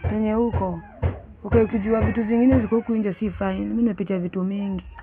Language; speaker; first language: Swahili; native; Swahili